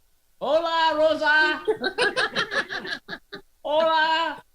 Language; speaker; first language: Spanish; non-native, learner; English